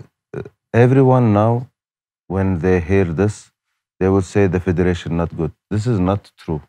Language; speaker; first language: English; non-native, learner; Arabic